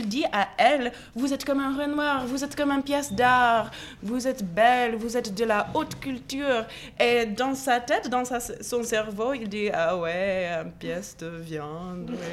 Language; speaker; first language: French; non-native, fluent; English